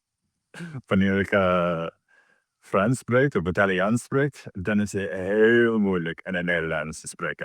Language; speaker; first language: Dutch; non-native, learner; English